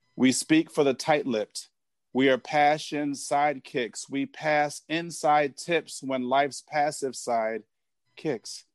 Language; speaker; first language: English; native; English